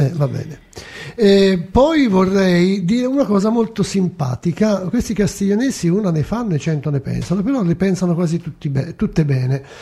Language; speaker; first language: Italian; native; Italian